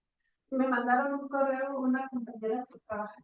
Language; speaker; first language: Spanish; native; Spanish